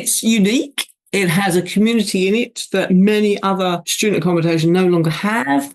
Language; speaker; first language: English; native; English